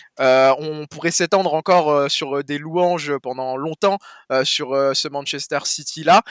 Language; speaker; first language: French; native; French